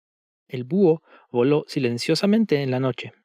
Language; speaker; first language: Spanish; native; Spanish